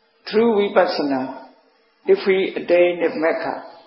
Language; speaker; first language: English; non-native, fluent; Burmese